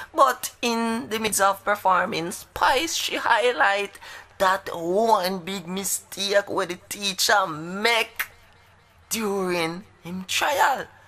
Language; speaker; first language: English; native; English